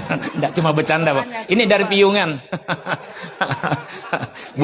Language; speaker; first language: Indonesian; native; Indonesian